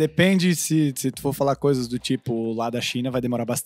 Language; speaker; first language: Portuguese; native; Portuguese